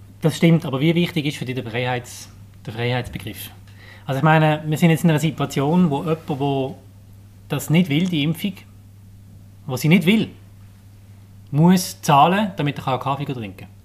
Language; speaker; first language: German; native; German